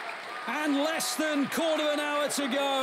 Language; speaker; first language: English; native; English